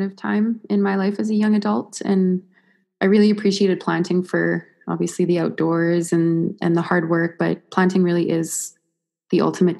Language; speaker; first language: English; native; English